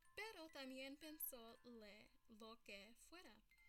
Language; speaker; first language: Spanish; early bilingual, heritage; Spanish